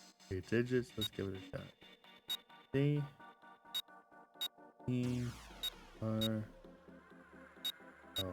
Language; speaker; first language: English; native; English